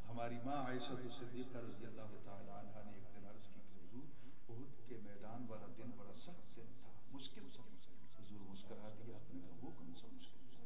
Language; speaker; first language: Urdu; non-native, local second language; Punjabi